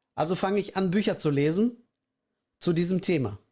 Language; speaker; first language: German; early bilingual, other home language; Russian